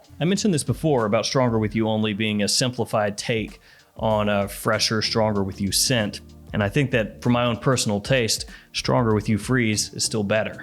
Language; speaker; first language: English; native; English